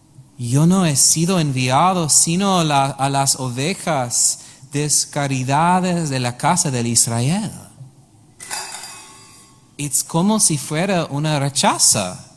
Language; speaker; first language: Spanish; non-native, learner; English